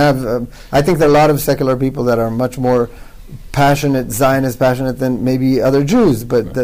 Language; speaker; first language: English; non-native, fluent; Hebrew